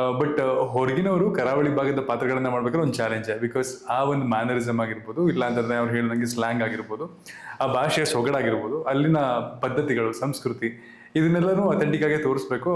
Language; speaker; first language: Kannada; native; Kannada